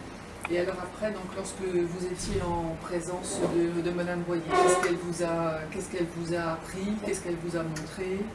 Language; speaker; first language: French; native; French